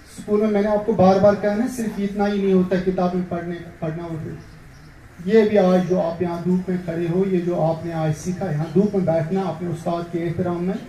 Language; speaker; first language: Hindi; non-native, local second language; Kashmiri